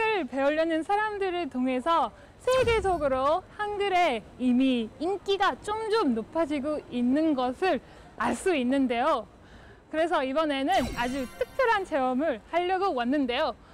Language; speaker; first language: Korean; non-native, fluent; French